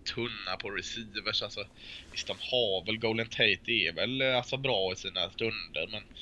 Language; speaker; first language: Swedish; native; Swedish